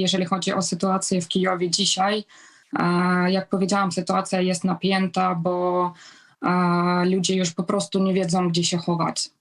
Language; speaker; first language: Polish; non-native, fluent; Ukrainian